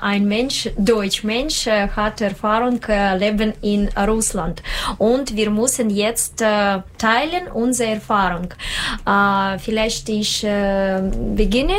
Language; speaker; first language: German; non-native, learner; Russian